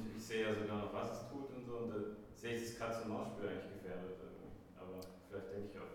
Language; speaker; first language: German; native; German